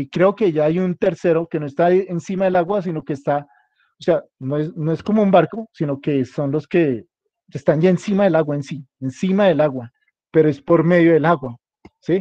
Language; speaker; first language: Spanish; native; Spanish